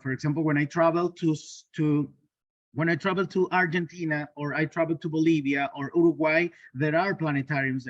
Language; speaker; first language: English; non-native, learner; Spanish